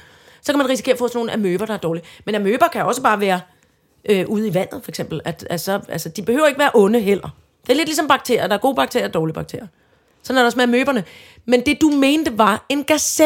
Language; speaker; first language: Danish; native; Danish